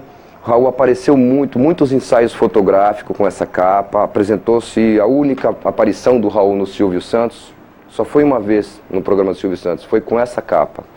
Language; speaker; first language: Portuguese; native; Portuguese